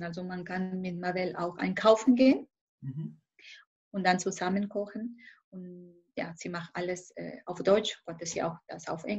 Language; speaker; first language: German; non-native, fluent; Spanish